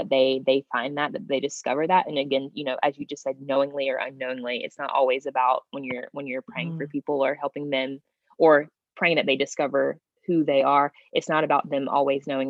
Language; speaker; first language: English; native; English